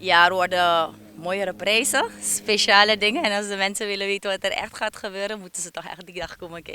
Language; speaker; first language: Dutch; native; Dutch